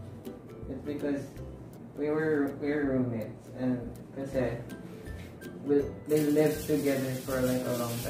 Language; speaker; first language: English; non-native, local second language; Filipino